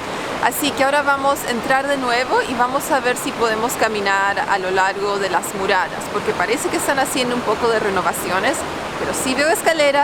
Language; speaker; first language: Spanish; native; Spanish